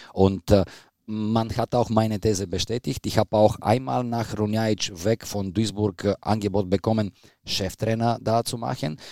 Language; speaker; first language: German; non-native, fluent; Bulgarian